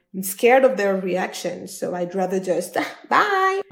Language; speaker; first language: English; non-native, fluent; French